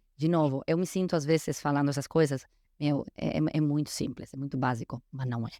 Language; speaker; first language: Portuguese; non-native, fluent; Spanish